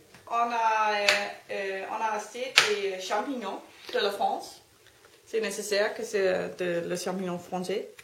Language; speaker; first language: French; non-native, learner; Danish